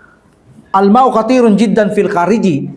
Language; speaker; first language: Arabic; non-native, fluent; Filipino